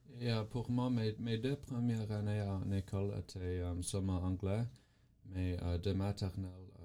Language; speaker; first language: French; non-native, learner; English